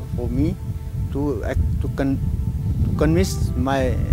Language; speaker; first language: English; non-native, local second language; Ladakhi